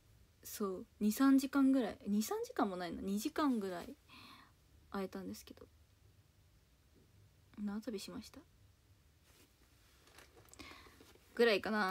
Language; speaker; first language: Japanese; native; Japanese